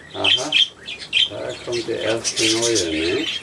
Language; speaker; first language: German; native; German